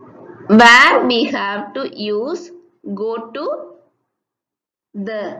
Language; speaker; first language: English; non-native, local second language; Tamil